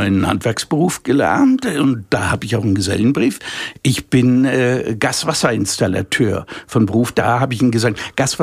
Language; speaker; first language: German; native; German